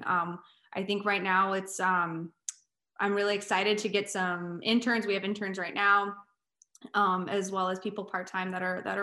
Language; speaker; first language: English; native; English